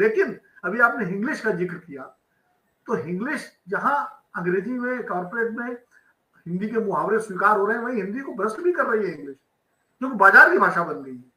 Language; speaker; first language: Hindi; native; Hindi